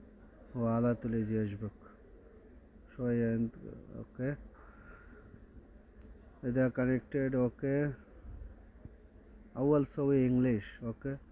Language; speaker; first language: Arabic; non-native, learner; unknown